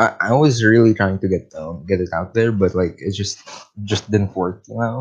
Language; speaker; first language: English; non-native, local second language; Filipino